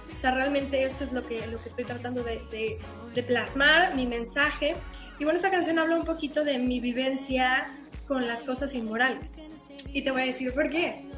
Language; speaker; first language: Spanish; native; Spanish